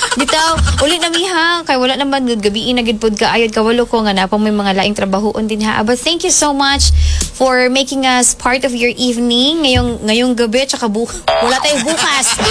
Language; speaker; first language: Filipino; non-native, local second language; Cebuano